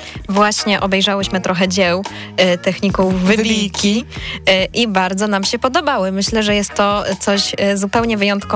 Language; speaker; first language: Polish; native; Polish